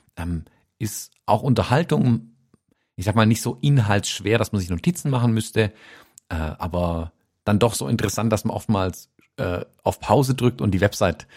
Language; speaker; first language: German; non-native, fluent; English